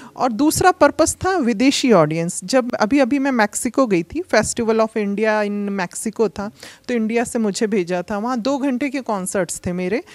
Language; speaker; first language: Hindi; native; Hindi